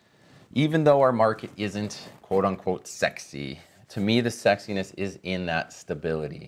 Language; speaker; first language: English; native; English